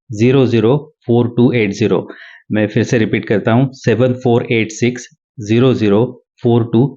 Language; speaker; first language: Hindi; non-native, local second language; Marathi